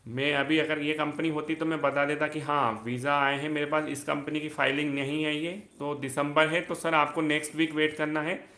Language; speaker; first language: Hindi; native; Hindi